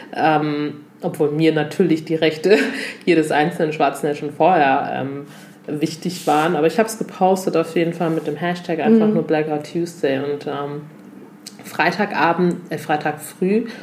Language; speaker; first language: German; native; German